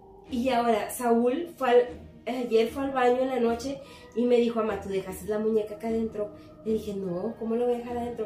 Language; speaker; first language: Spanish; native; Spanish